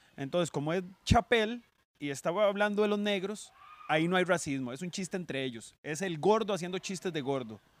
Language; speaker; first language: Spanish; native; Spanish